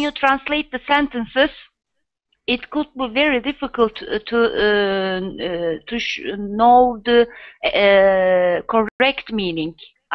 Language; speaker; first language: English; non-native, learner; Turkish